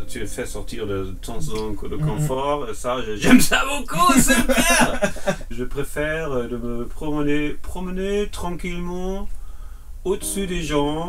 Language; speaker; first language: French; non-native, fluent; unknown